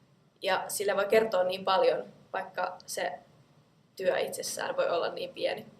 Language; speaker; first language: Finnish; native; Finnish